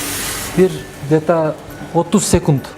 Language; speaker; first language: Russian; non-native, local second language; Kyrgyz